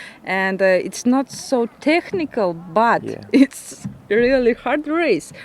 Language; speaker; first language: English; non-native, learner; Russian